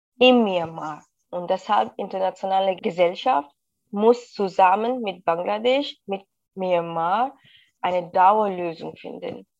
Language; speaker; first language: German; non-native, fluent; Rohingya